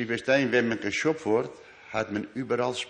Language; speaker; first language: German; non-native, learner; Dutch